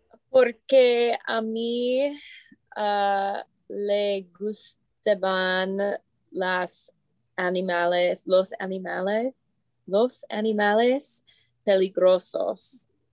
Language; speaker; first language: Spanish; non-native, learner; English